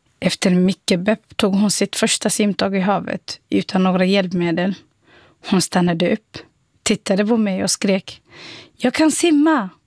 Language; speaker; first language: Swedish; non-native, fluent; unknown